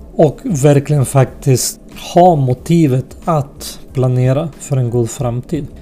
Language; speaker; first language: Swedish; early bilingual, other home language; Spanish